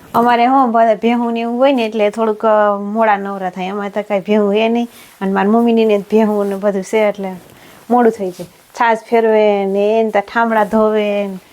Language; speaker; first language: Gujarati; native; Gujarati